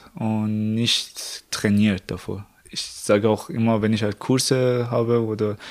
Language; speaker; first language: German; non-native, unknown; Persian